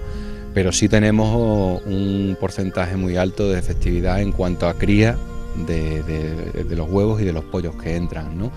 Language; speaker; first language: Spanish; native; Spanish